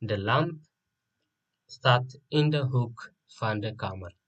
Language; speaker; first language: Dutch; non-native, fluent; Tigrinya